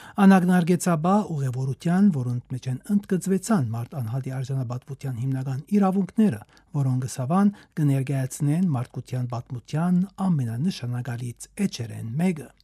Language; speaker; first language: Armenian; native; Armenian